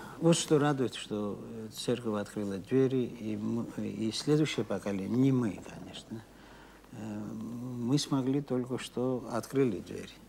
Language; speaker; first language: Russian; non-native, local second language; Georgian